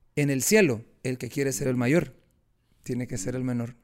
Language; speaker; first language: Spanish; native; Spanish